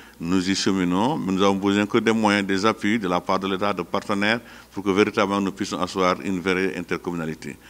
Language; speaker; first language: French; non-native, local second language; Wolof